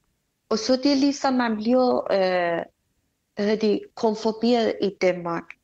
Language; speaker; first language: Danish; non-native, fluent; Persian